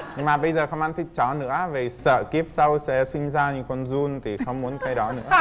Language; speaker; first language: Vietnamese; non-native, fluent; Czech